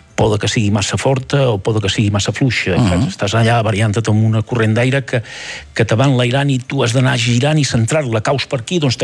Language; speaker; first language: Catalan; native; Catalan